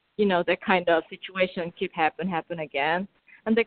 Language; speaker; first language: English; non-native, fluent; Korean